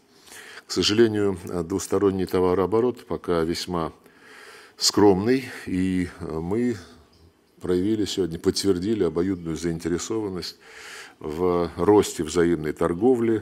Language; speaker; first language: Russian; native; Russian